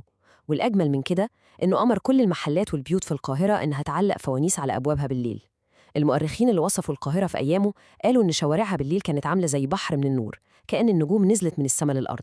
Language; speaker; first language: Arabic; native; Arabic